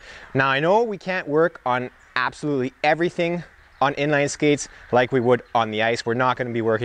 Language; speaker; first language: English; native; English